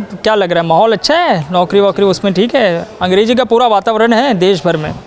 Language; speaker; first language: Hindi; native; Hindi